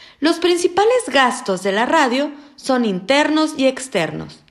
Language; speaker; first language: Spanish; native; Spanish